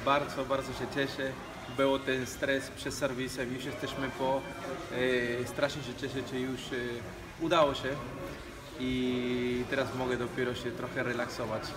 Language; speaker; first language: Polish; non-native, fluent; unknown